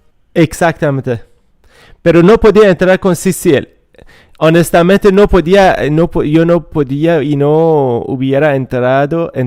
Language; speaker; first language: Spanish; non-native, fluent; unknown